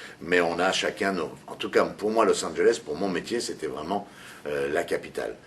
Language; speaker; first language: French; native; French